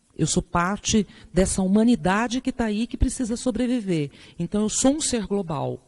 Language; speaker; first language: Portuguese; native; Portuguese